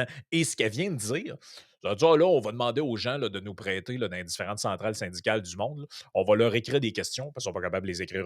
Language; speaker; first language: French; native; French